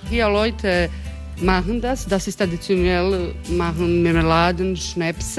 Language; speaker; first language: German; non-native, learner; Croatian